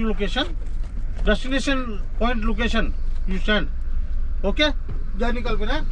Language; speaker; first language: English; non-native, learner; Hindi